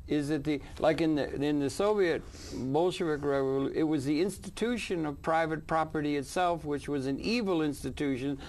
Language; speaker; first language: English; native; English